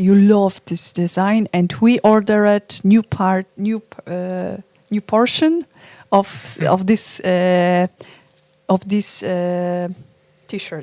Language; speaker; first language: English; non-native, fluent; Polish